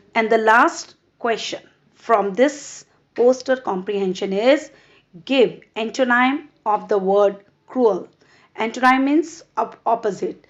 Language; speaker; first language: English; non-native, local second language; Punjabi